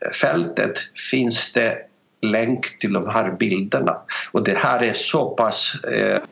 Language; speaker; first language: Swedish; non-native, fluent; Greek